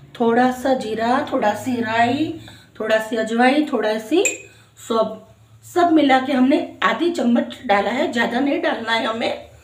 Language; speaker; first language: Hindi; non-native, local second language; Gujarati